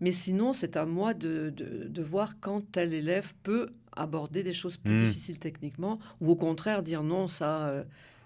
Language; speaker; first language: French; native; French